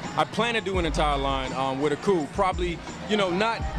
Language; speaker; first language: English; native; English